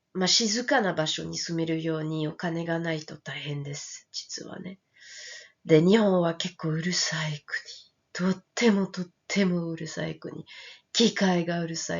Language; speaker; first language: Japanese; non-native, fluent; French